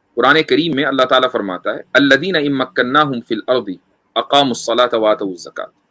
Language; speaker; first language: Urdu; native; Urdu